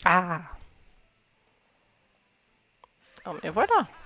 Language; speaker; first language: French; native; French